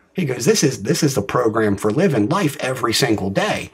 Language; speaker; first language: English; native; English